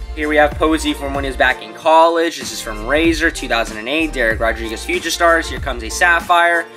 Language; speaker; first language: English; native; English